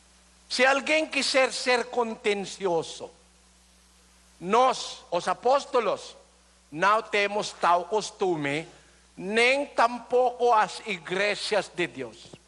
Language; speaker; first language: Portuguese; non-native, learner; Filipino